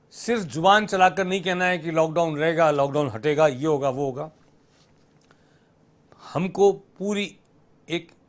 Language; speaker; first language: Hindi; native; Hindi